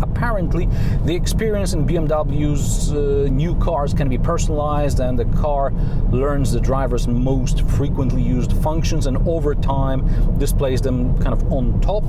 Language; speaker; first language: English; non-native, fluent; Polish